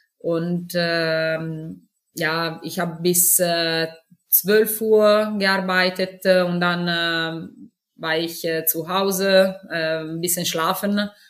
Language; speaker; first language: German; non-native, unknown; Italian